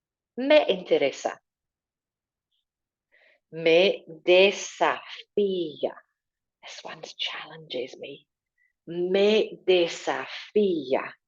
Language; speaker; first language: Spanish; non-native, fluent; English